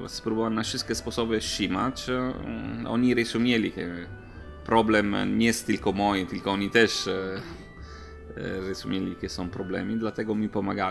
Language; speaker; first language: Polish; non-native, learner; Italian